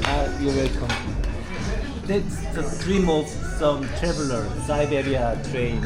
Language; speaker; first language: English; non-native, learner; Korean